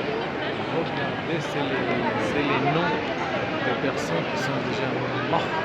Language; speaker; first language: French; non-native, learner; Spanish